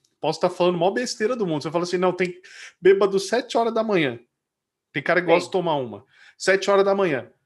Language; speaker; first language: Portuguese; native; Portuguese